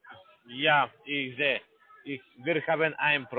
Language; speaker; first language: German; non-native, learner; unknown